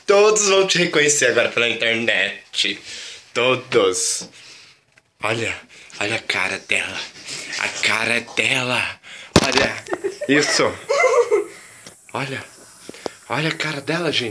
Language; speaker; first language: Portuguese; native; Portuguese